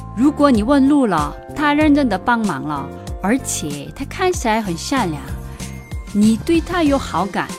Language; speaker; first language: Chinese; non-native, fluent; Korean